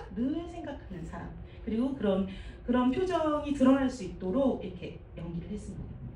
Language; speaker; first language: Korean; native; Korean